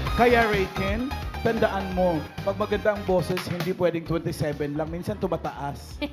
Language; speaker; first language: Filipino; native; Filipino